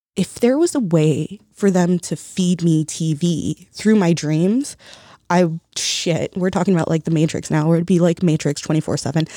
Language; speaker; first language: English; early bilingual, other home language; Spanish